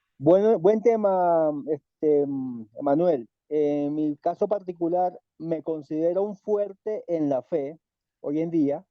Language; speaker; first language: Spanish; native; Spanish